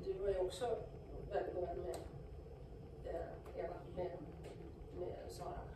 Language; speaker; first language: Swedish; native; Swedish